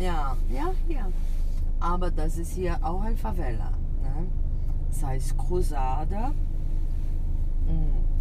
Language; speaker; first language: German; non-native, fluent; Portuguese